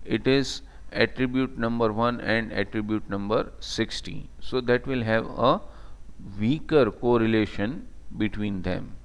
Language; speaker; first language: English; non-native, local second language; Gujarati